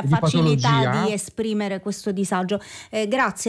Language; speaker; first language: Italian; native; Italian